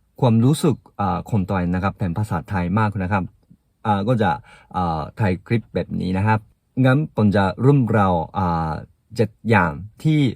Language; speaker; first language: Thai; non-native, fluent; Japanese